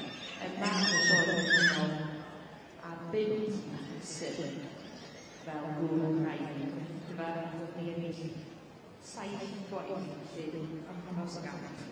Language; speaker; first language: Welsh; native; Welsh